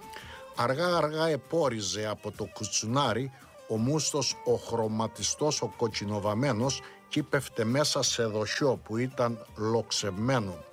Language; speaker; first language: Greek; native; Greek